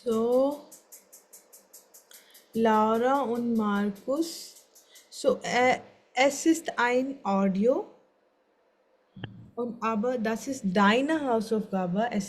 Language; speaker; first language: German; non-native, fluent; Hindi